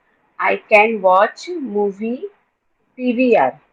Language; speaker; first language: English; non-native, learner; Hindi